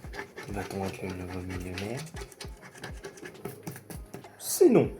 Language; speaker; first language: French; native; French